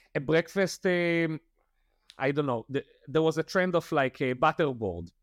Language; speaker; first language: English; non-native, fluent; Italian